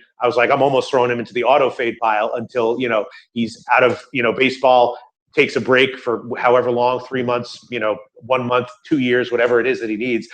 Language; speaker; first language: English; native; English